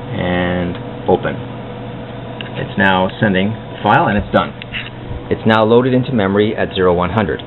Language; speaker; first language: English; native; English